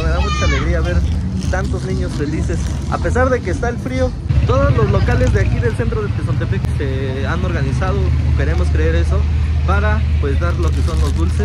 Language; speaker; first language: Spanish; native; Spanish